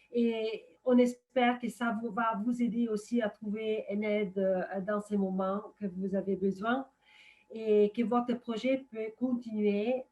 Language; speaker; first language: French; non-native, fluent; Italian